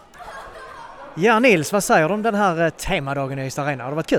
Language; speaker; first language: Swedish; native; Swedish